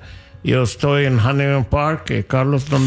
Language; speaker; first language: Spanish; non-native, learner; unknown